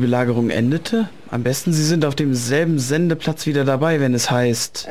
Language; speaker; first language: German; native; German